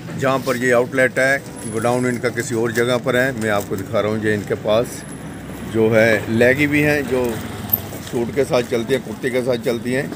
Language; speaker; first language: Hindi; non-native, local second language; Punjabi